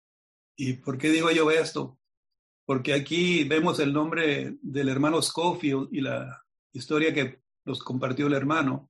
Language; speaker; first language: Spanish; native; Spanish